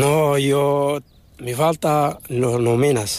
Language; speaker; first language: Spanish; non-native, learner; Arabic